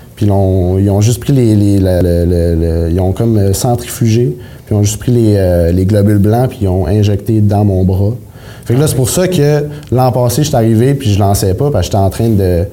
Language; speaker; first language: French; native; French